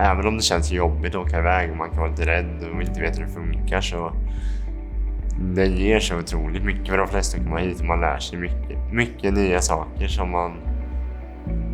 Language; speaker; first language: Swedish; native; Swedish